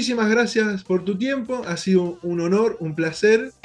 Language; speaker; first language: Spanish; native; Spanish